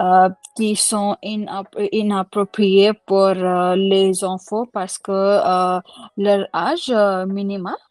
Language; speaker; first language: French; non-native, learner; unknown